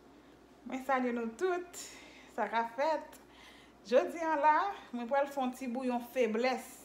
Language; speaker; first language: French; non-native, local second language; Haitian Creole